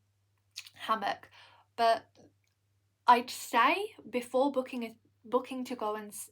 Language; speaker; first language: English; native; English